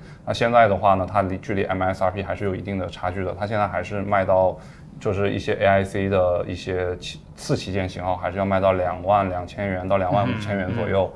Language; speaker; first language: Chinese; native; Chinese